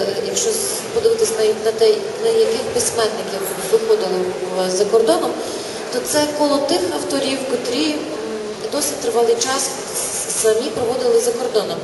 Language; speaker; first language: Ukrainian; native; Ukrainian